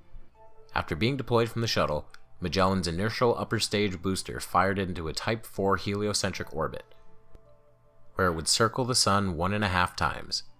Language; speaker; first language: English; native; English